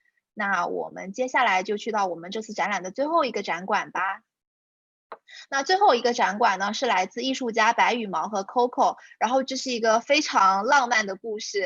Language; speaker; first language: Chinese; native; Chinese